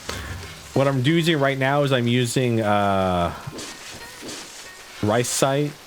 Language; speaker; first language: English; native; English